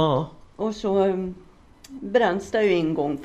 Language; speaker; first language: Swedish; native; Swedish